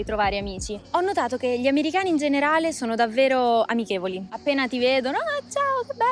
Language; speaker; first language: Italian; native; Italian